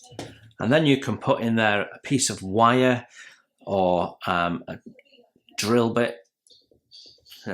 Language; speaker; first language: English; native; English